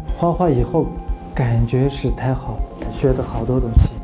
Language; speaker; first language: Chinese; non-native, local second language; Uyghur